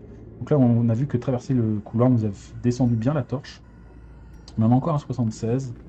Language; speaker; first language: French; native; French